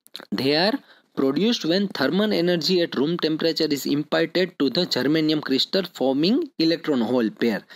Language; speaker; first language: English; non-native, local second language; Gujarati